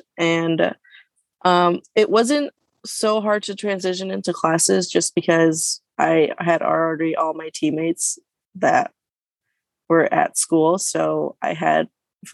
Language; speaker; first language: English; native; English